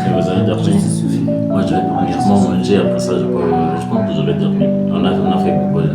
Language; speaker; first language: French; non-native, learner; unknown